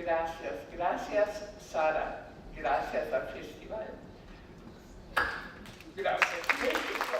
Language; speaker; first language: Spanish; non-native, fluent; German